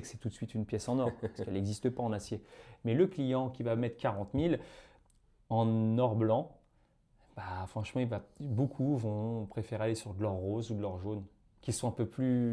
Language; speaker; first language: French; native; French